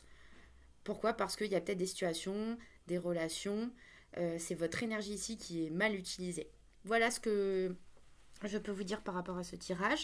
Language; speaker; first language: French; native; French